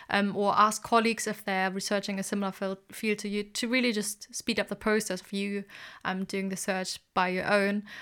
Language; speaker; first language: English; non-native, fluent; German